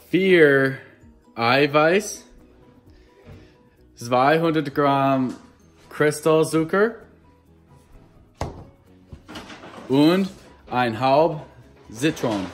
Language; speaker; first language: German; non-native, learner; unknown